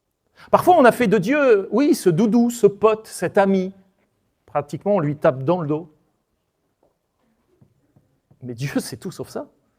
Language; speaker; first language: French; native; French